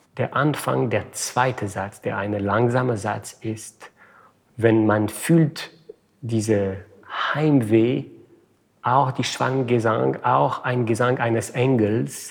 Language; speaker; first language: German; non-native, fluent; French